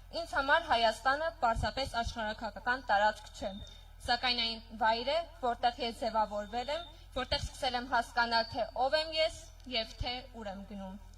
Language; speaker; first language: Armenian; native; Armenian